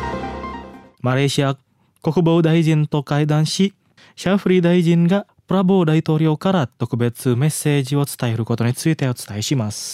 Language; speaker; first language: Japanese; non-native, fluent; Indonesian